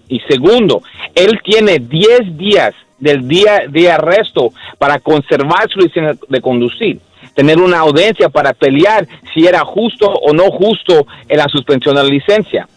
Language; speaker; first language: Spanish; early bilingual, heritage; Spanish